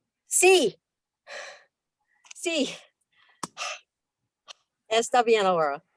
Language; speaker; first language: Spanish; non-native, learner; English